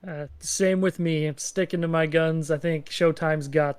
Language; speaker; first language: English; native; English